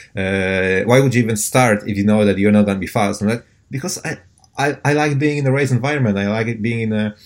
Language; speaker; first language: English; non-native, fluent; Polish